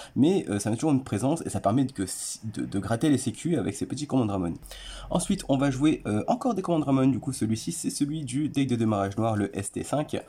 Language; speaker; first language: French; native; French